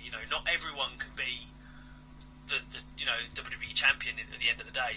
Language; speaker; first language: English; native; English